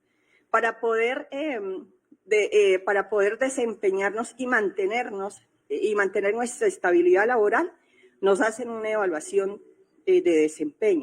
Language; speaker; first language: Spanish; native; Spanish